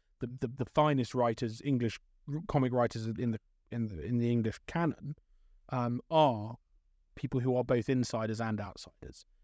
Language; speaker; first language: English; native; English